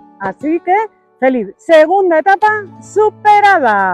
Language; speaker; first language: Spanish; native; Spanish